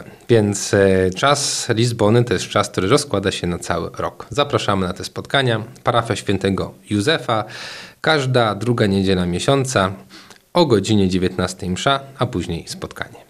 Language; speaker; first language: Polish; native; Polish